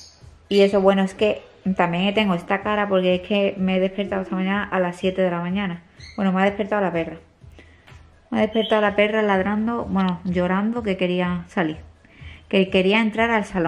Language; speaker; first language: Spanish; native; Spanish